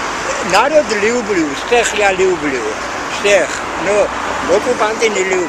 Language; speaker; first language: Russian; non-native, learner; Georgian